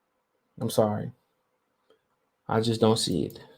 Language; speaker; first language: English; native; English